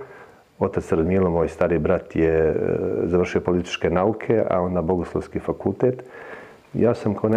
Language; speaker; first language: Serbian; native; Serbian